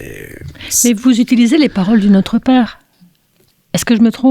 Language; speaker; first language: French; native; French